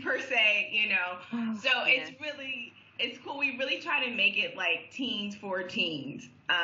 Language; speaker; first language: English; native; English